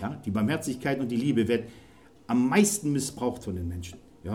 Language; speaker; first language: German; native; German